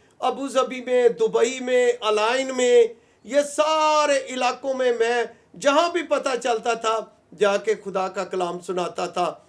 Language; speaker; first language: Urdu; non-native, local second language; Punjabi